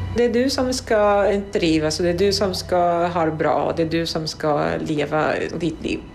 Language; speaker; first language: Swedish; non-native, fluent; Arabic